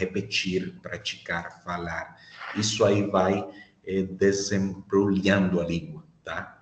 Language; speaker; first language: Portuguese; non-native, fluent; Spanish